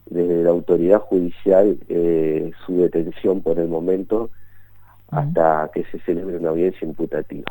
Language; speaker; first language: Spanish; native; Spanish